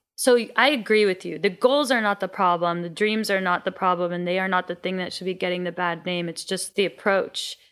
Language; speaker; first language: English; early bilingual, other home language; Greek